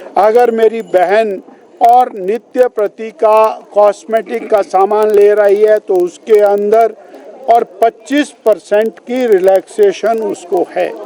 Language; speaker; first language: Hindi; native; Hindi